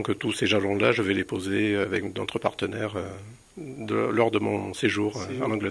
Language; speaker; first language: French; native; French